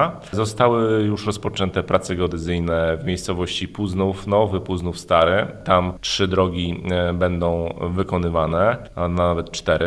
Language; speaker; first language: Polish; native; Polish